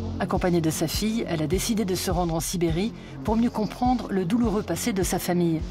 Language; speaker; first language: French; native; French